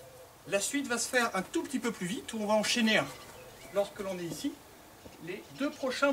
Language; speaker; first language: French; native; French